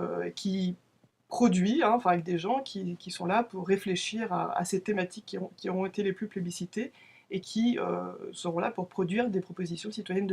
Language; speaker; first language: French; native; French